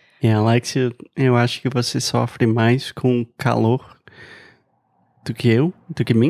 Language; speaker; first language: Portuguese; non-native, fluent; English